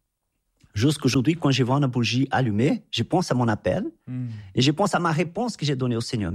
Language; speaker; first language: French; non-native, fluent; Portuguese